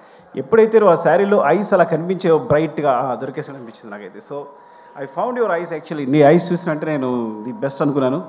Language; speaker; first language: Telugu; native; Telugu